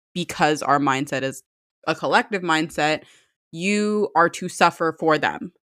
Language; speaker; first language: English; early bilingual, other home language; Amharic